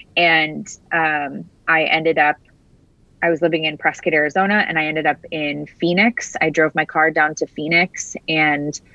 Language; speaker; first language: English; native; English